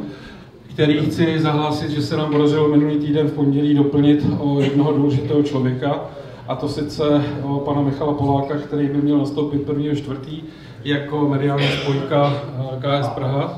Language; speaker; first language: Czech; native; Czech